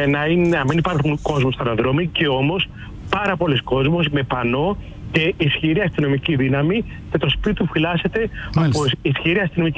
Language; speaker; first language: Greek; native; Greek